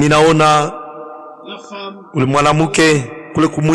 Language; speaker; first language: Swahili; native; Swahili